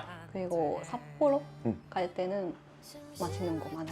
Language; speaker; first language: Korean; non-native, learner; Japanese